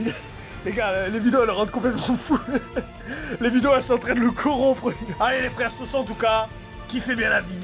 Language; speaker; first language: French; native; French